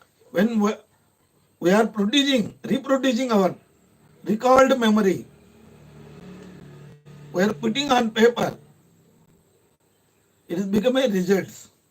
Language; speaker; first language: English; non-native, local second language; Telugu